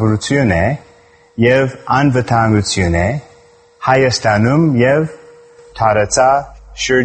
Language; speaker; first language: Armenian; non-native, learner; English